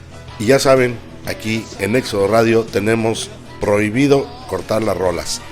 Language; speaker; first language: Spanish; native; Spanish